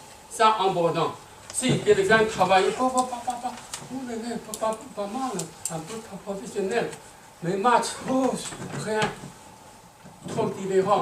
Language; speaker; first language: French; non-native, learner; Chinese